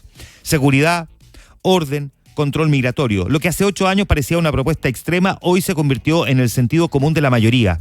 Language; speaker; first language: Spanish; native; Spanish